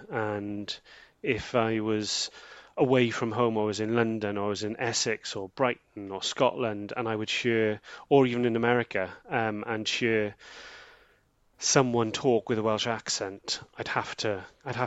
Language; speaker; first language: English; native; English